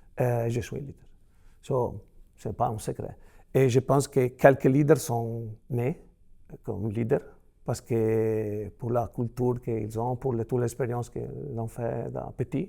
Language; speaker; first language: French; non-native, fluent; Italian